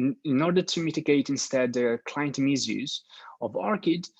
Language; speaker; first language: English; non-native, fluent; Italian